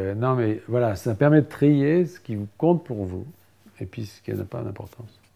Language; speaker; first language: French; native; French